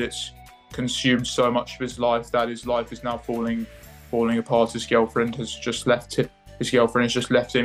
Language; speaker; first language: English; native; English